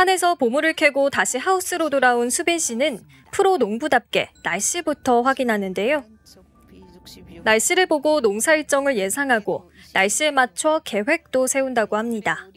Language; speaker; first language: Korean; native; Korean